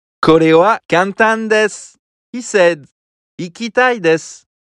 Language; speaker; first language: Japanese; non-native, learner; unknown